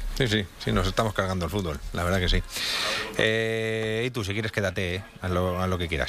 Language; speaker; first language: Spanish; native; Spanish